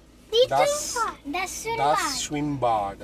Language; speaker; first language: German; non-native, learner; Tamil